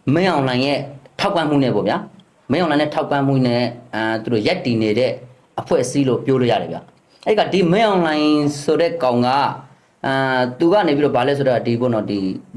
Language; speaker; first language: Burmese; native; Burmese